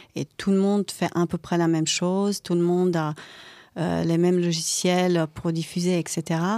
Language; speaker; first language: French; non-native, fluent; Croatian